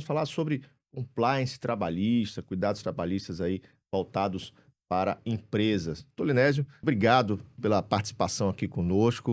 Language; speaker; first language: Portuguese; native; Portuguese